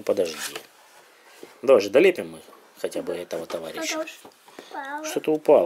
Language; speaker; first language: Russian; native; Russian